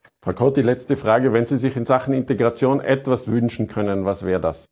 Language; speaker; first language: German; native; German